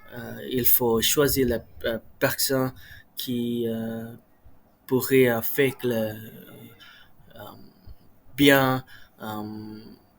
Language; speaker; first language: French; non-native, learner; Malay